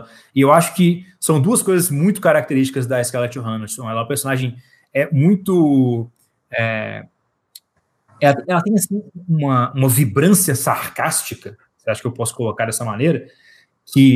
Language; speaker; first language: Portuguese; native; Portuguese